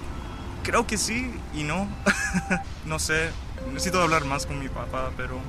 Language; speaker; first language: Spanish; early bilingual, heritage; English